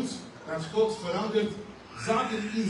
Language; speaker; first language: Dutch; non-native, fluent; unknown